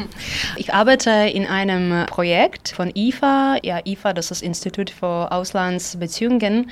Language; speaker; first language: German; non-native, learner; Ukrainian